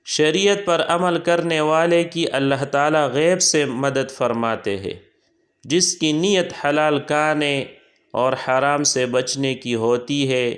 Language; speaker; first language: Urdu; native; Urdu